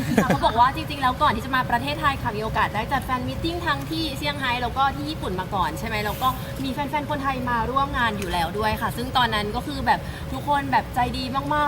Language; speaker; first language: Thai; native; Thai